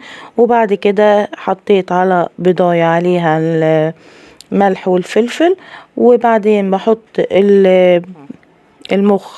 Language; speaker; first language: Arabic; native; Arabic